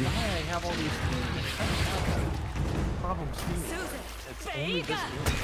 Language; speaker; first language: English; native; English